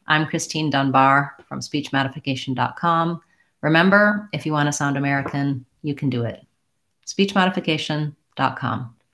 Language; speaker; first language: English; native; English